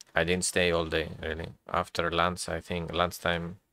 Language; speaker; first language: English; non-native, learner; Greek